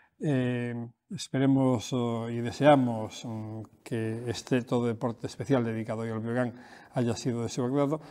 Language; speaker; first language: Spanish; native; Spanish